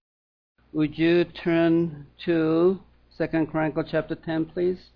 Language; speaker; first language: English; non-native, fluent; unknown